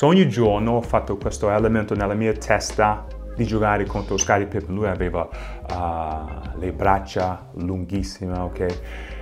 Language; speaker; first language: Italian; non-native, fluent; English